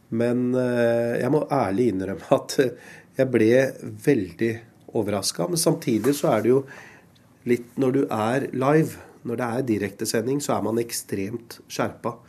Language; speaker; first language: Norwegian; early bilingual, other home language; Urdu